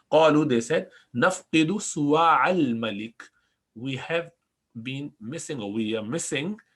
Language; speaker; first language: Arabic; non-native, fluent; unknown